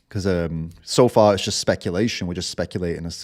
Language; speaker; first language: English; native; English